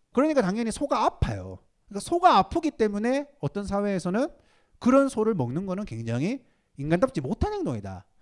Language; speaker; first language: Korean; native; Korean